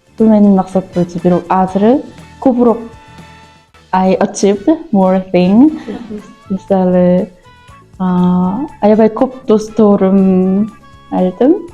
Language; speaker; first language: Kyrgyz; non-native, learner; Korean